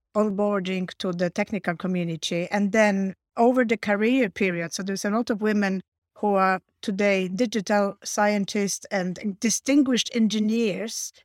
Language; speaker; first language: English; non-native, fluent; Polish